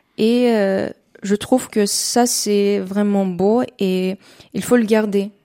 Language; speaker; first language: French; non-native, fluent; Uzbek